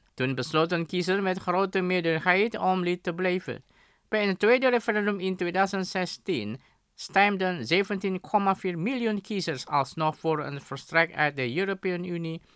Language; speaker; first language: Dutch; non-native, fluent; Indonesian